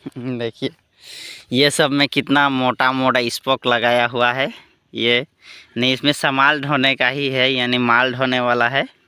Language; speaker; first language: Hindi; native; Hindi